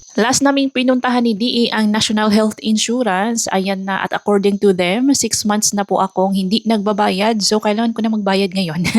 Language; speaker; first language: Filipino; non-native, local second language; Cebuano